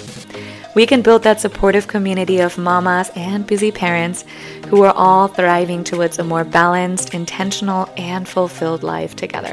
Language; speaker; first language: English; non-native, fluent; German